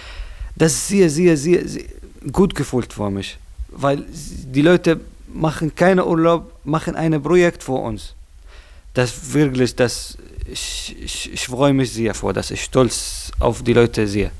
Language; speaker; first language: German; non-native, learner; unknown